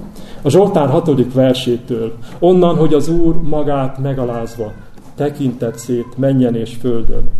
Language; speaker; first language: Hungarian; native; Hungarian